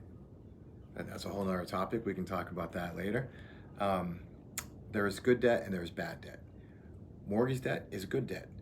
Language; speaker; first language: English; native; English